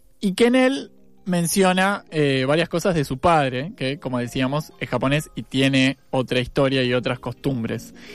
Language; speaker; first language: Spanish; native; Spanish